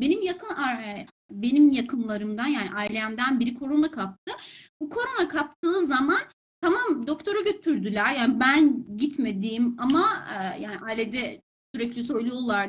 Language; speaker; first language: Turkish; non-native, fluent; Persian